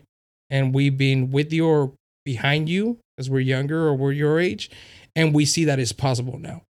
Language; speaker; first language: English; non-native, fluent; Spanish